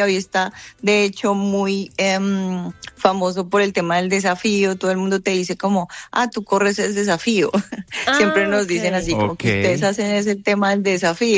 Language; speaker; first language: Spanish; native; Spanish